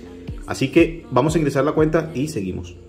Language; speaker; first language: Spanish; native; Spanish